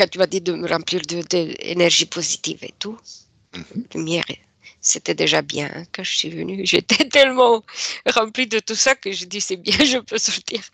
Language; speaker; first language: French; non-native, fluent; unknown